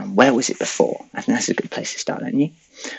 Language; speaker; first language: English; native; English